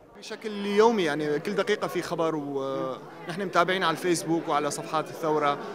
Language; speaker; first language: Arabic; native; Arabic